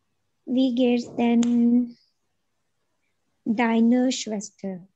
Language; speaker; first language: German; non-native, learner; Urdu